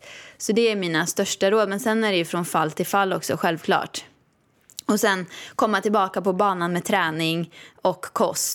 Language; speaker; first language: Swedish; native; Swedish